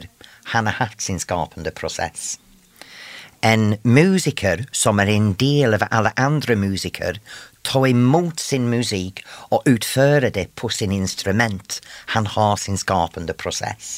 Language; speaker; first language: Swedish; non-native, fluent; English